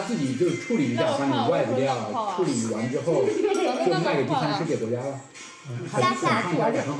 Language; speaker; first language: Chinese; native; Chinese